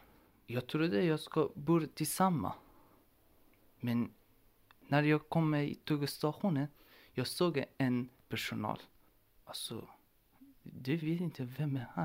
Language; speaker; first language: Swedish; non-native, learner; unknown